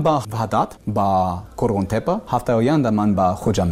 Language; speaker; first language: Persian; non-native, learner; English